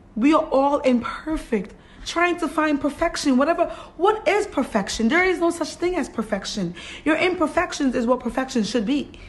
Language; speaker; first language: English; native; English